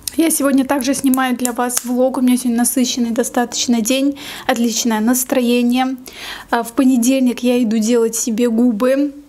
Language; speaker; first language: Russian; native; Russian